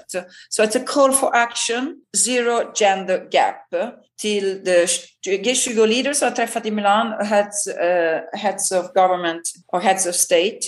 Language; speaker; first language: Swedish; non-native, fluent; Italian